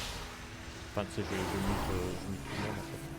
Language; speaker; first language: French; native; French